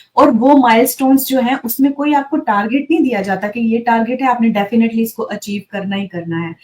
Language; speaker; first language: Urdu; native; Urdu